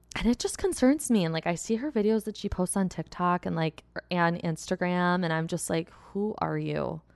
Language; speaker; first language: English; native; English